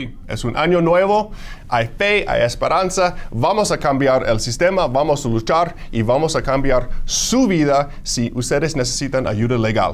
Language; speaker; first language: Spanish; non-native, fluent; English